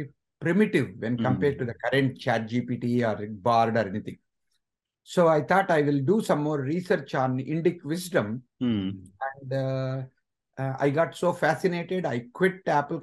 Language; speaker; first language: English; non-native, local second language; Telugu